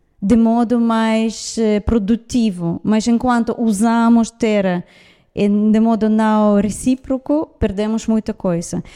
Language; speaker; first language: Portuguese; non-native, fluent; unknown